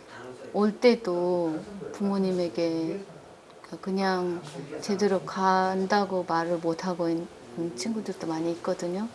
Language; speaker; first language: Korean; native; Korean